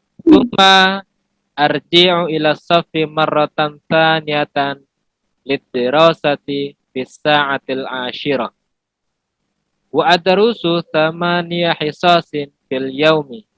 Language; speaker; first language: Arabic; non-native, learner; Indonesian